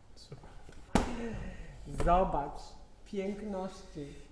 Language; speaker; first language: Polish; non-native, learner; Italian